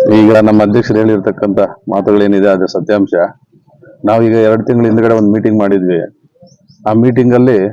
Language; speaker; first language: Kannada; native; Kannada